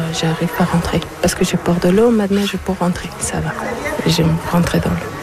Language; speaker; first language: French; non-native, learner; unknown